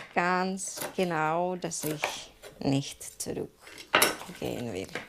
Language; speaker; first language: German; non-native, learner; Ukrainian